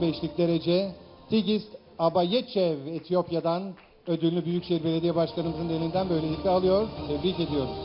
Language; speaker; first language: Turkish; native; Turkish